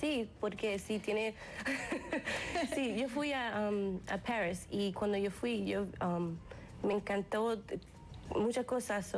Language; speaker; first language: Spanish; early bilingual, heritage; English